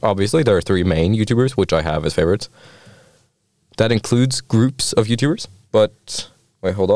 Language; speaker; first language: English; non-native, fluent; Norwegian